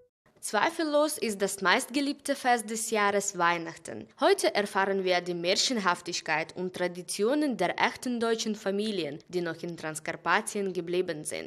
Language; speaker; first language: German; non-native, fluent; Ukrainian